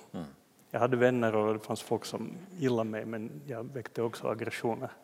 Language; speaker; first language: Swedish; native; Swedish